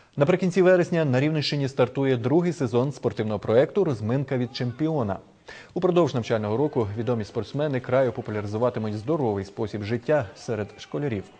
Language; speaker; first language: Ukrainian; native; Ukrainian